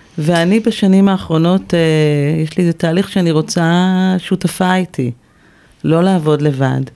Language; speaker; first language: Hebrew; native; Hebrew